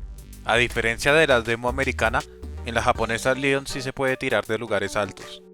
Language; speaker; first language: Spanish; native; Spanish